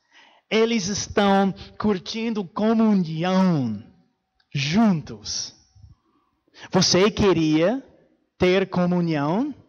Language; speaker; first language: Portuguese; non-native, fluent; English